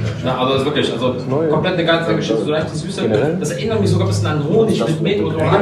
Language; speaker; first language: German; native; German